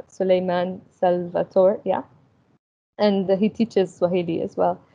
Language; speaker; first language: English; early bilingual, other home language; Arabic